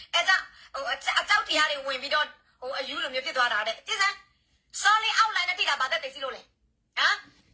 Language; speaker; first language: Burmese; native; Burmese